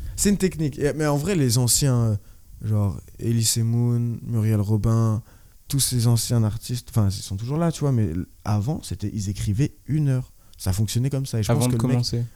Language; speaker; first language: French; native; French